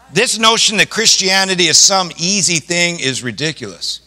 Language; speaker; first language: English; native; English